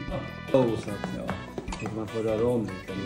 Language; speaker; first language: Swedish; native; Swedish